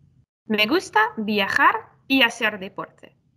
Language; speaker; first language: Spanish; non-native, fluent; Dutch